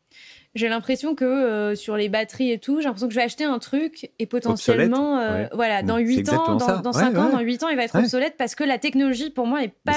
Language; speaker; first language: French; native; French